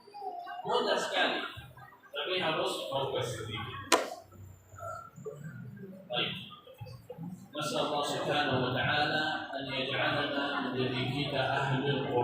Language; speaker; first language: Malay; non-native, learner; Arabic